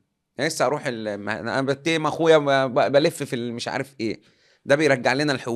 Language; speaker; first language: Arabic; native; Arabic